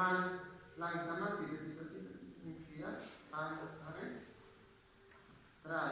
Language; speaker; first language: German; non-native, learner; Spanish